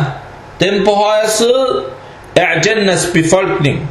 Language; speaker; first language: Danish; non-native, fluent; Arabic